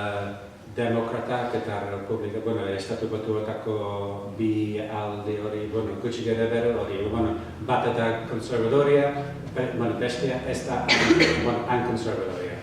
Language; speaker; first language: Basque; non-native, learner; English